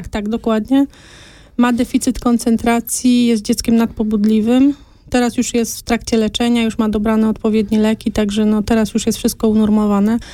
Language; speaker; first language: Polish; native; Polish